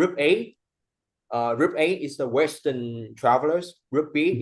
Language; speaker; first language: English; non-native, fluent; Vietnamese